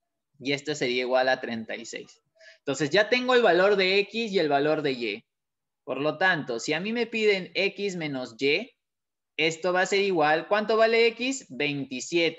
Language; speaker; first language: Spanish; native; Spanish